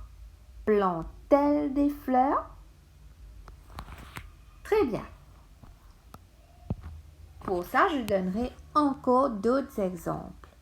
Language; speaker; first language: French; non-native, local second language; Morisyen